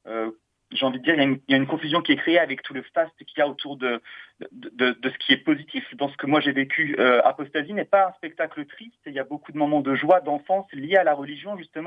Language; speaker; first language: French; native; French